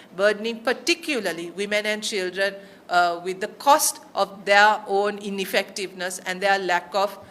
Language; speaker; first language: English; non-native, local second language; Sinhala